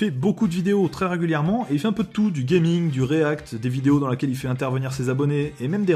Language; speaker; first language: French; native; French